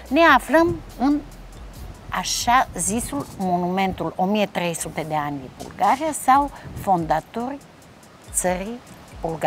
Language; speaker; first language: Romanian; non-native, fluent; Bulgarian